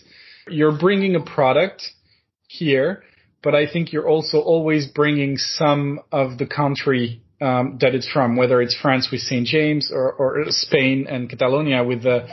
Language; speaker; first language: English; non-native, fluent; French